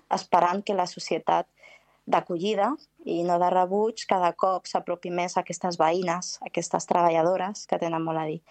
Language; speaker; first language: Catalan; early bilingual, heritage; Catalan